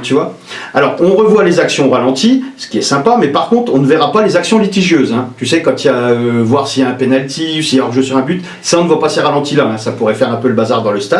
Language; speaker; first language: French; native; French